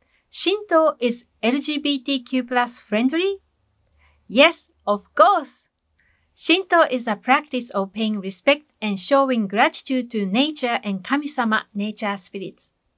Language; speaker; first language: English; non-native, fluent; Japanese